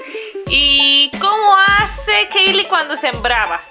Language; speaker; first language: Spanish; early bilingual, heritage; Spanish